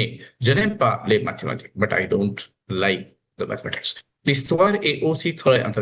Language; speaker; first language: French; non-native, fluent; Hindi